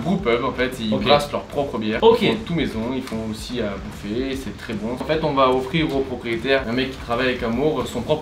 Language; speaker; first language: French; native; French